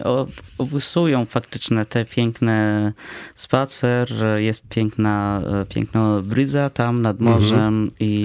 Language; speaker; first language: Polish; non-native, fluent; Arabic